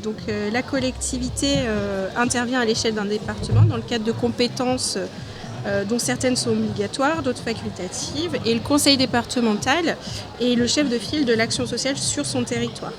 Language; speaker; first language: French; native; French